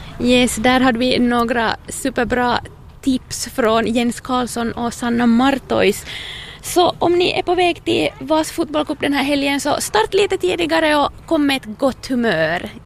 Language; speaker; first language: Swedish; native; Swedish